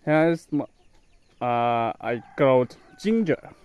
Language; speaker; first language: English; non-native, learner; Hmong